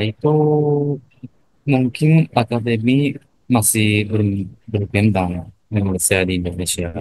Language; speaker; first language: Indonesian; non-native, learner; Japanese